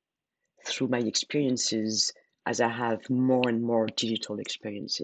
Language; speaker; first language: English; non-native, fluent; French